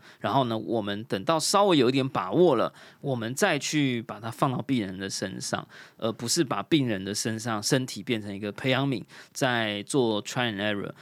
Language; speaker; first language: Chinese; native; Chinese